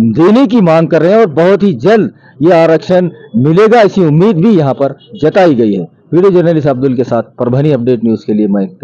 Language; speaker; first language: Urdu; native; Urdu